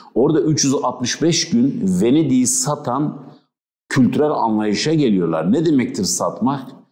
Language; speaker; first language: Turkish; non-native, local second language; Kurdish